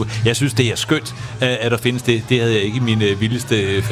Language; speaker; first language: Danish; native; Danish